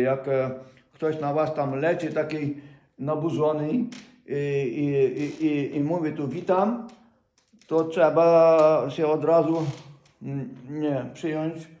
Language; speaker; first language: Polish; non-native, fluent; Ukrainian